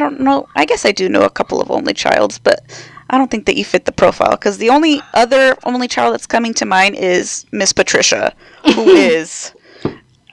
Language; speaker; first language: English; early bilingual, other home language; Spanish